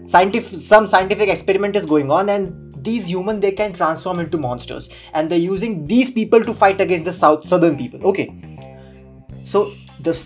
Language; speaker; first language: English; non-native, local second language; Hindi